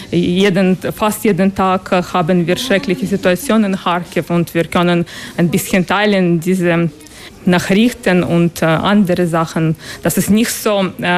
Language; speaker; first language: German; non-native, learner; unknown